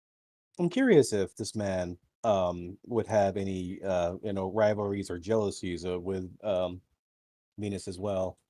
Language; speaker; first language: English; native; English